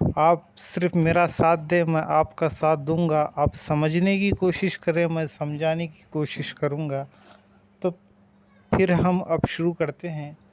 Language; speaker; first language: Urdu; native; Urdu